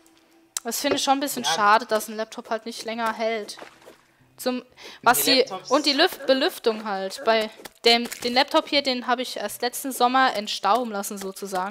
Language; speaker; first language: German; native; German